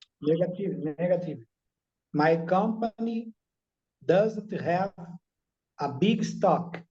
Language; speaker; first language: English; non-native, learner; Portuguese